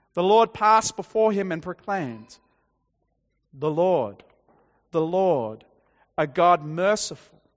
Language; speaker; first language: English; native; English